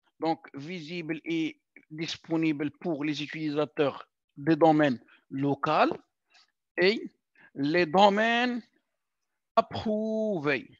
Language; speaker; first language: French; non-native, local second language; Arabic